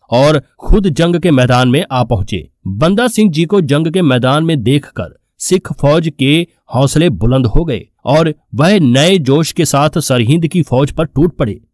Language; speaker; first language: Hindi; non-native, local second language; Punjabi